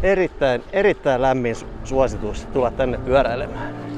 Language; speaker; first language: Finnish; native; Finnish